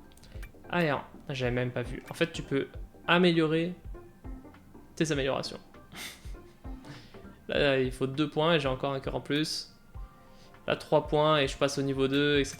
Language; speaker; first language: French; native; French